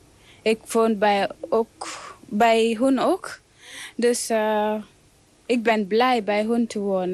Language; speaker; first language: Dutch; non-native, learner; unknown